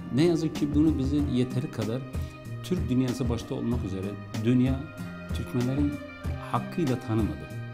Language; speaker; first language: Turkish; early bilingual, heritage; Arabic